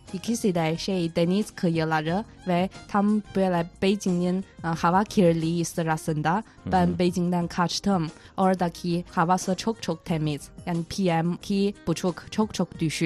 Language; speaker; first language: Turkish; non-native, fluent; Chinese